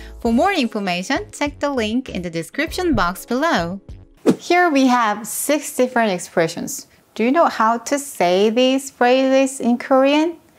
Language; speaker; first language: English; non-native, fluent; Korean